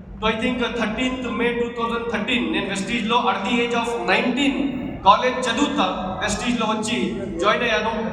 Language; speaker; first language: Telugu; non-native, local second language; Urdu